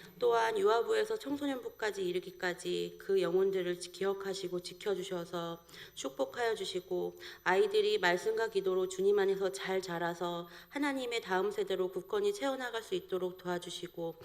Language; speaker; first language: Korean; native; Korean